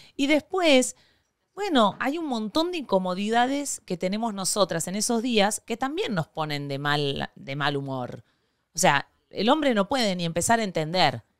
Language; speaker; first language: Spanish; native; Spanish